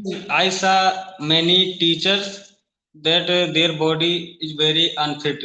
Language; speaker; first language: English; non-native, learner; Hindi